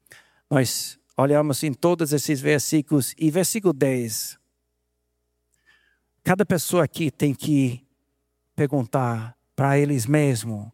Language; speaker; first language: Portuguese; non-native, fluent; English